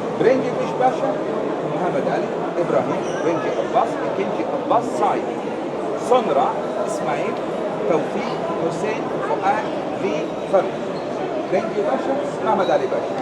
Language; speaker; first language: Turkish; non-native, learner; Arabic